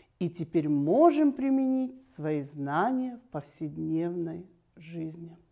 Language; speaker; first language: Russian; native; Russian